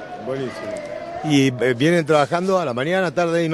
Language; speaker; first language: Spanish; native; Spanish